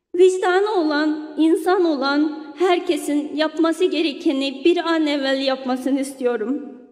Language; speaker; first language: Turkish; non-native, fluent; Uyghur